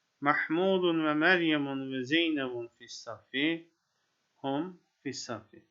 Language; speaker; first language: Arabic; non-native, fluent; Turkish